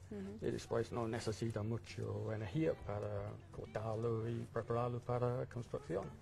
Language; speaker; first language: Spanish; non-native, fluent; English